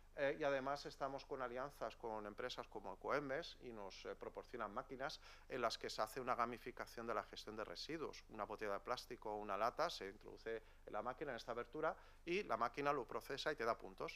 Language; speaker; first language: Spanish; native; Spanish